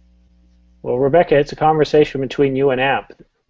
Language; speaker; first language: English; native; English